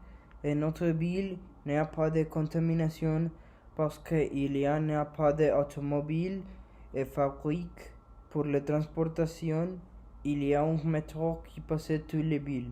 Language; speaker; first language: French; non-native, learner; Spanish